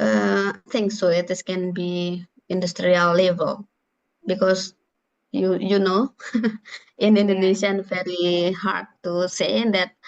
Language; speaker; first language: English; non-native, learner; Indonesian